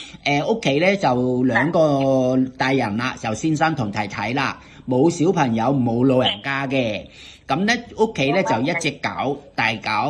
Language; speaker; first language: Cantonese; native; Cantonese